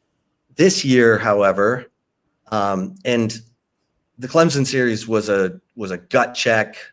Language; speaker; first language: English; native; English